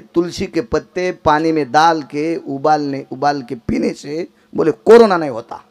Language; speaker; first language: Hindi; non-native, local second language; Marathi